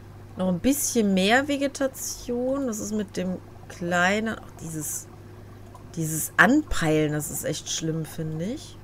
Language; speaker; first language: German; native; German